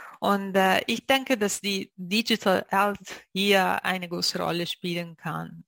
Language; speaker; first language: German; non-native, fluent; Italian